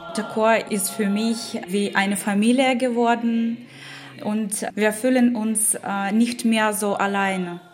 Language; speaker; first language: German; non-native, learner; Ukrainian